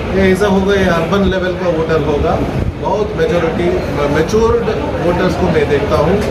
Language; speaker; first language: Hindi; non-native, local second language; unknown